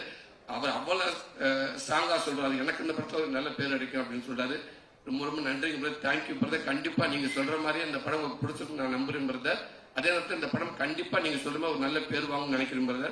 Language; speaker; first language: Tamil; native; Tamil